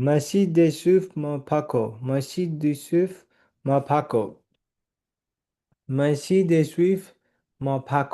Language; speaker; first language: French; non-native, learner; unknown